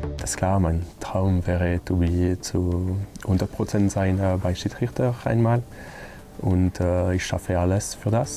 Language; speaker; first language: German; non-native, local second language; French